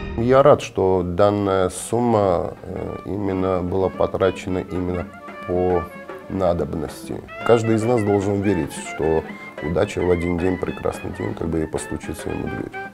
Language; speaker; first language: Russian; non-native, fluent; Armenian